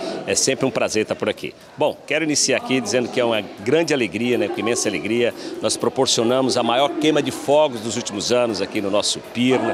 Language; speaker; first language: Portuguese; native; Portuguese